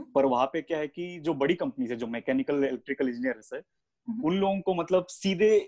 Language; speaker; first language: Hindi; native; Hindi